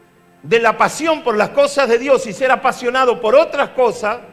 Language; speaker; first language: Spanish; native; Spanish